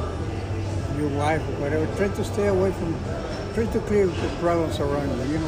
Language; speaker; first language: English; non-native, fluent; Spanish